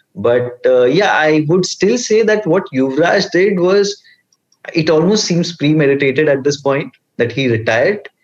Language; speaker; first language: English; non-native, local second language; Hindi